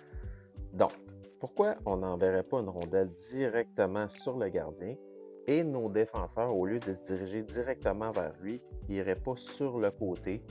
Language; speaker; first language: French; native; French